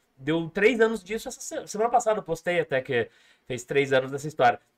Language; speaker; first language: Portuguese; native; Portuguese